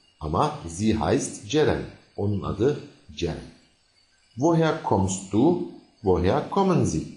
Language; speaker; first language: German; non-native, fluent; Turkish